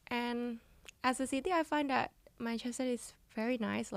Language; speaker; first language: English; non-native, fluent; Indonesian